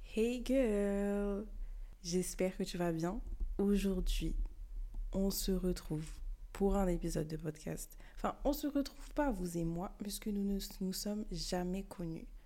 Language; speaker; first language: French; early bilingual, other home language; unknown